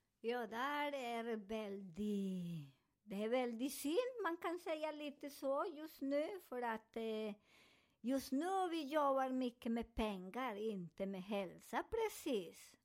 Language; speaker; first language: Swedish; non-native, fluent; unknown